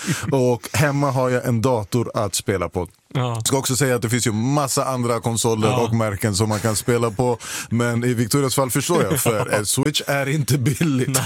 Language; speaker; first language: Swedish; native; Swedish